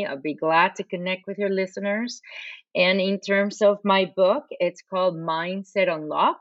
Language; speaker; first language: English; non-native, fluent; Spanish